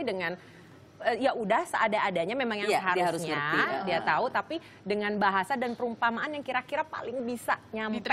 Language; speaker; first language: Indonesian; native; Indonesian